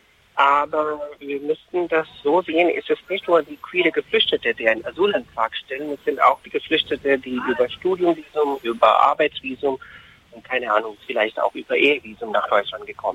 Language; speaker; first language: German; non-native, fluent; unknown